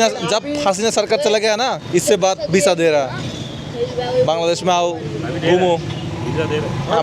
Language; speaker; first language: Hindi; non-native, learner; Bangla